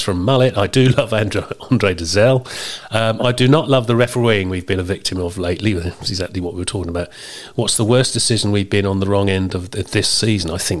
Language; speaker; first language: English; native; English